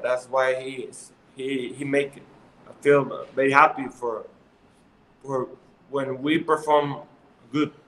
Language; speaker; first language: English; non-native, learner; Spanish